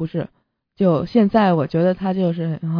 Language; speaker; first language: Chinese; early bilingual, heritage; English